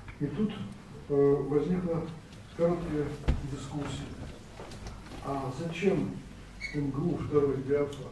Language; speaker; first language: Russian; native; Russian